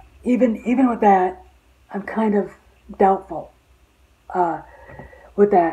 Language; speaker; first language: English; native; English